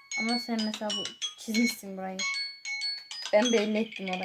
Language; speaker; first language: Turkish; native; Turkish